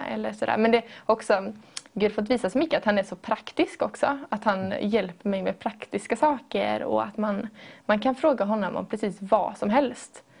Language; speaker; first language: Swedish; native; Swedish